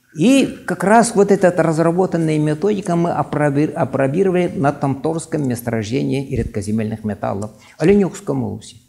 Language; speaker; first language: Russian; non-native, local second language; Yakut